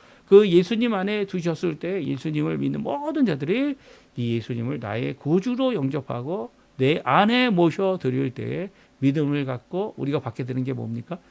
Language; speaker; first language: Korean; native; Korean